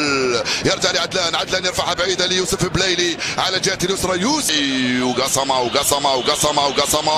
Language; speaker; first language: Arabic; native; Arabic